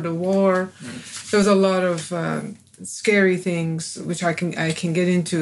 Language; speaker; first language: English; non-native, fluent; Persian